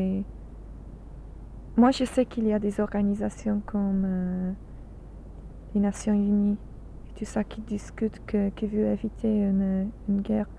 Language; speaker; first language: French; non-native, learner; English